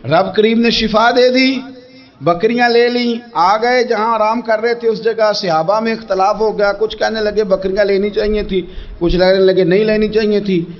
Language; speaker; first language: Urdu; non-native, local second language; Punjabi